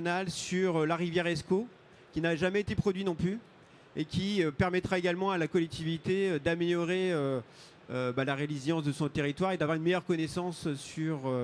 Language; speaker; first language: French; native; French